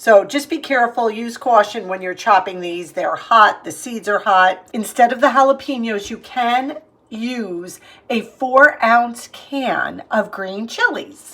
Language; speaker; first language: English; native; English